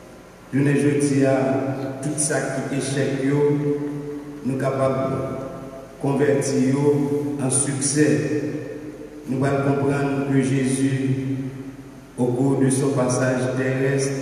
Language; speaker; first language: French; non-native, local second language; Haitian Creole